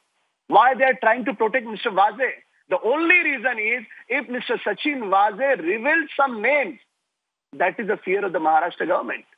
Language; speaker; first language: English; non-native, local second language; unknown